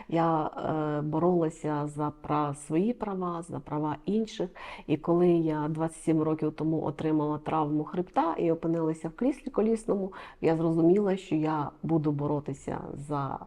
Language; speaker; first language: Ukrainian; native; Ukrainian